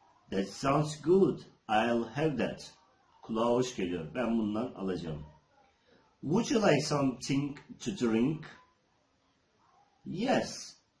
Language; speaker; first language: English; non-native, fluent; Turkish